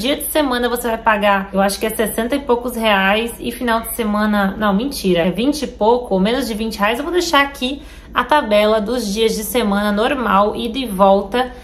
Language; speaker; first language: Portuguese; native; Portuguese